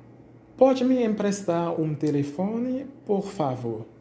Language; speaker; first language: Portuguese; non-native, fluent; Haitian Creole